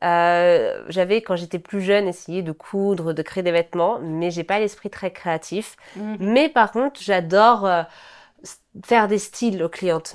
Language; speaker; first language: French; native; French